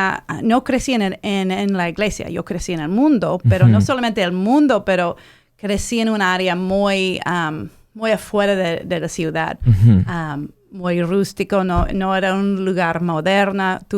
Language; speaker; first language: Spanish; non-native, fluent; English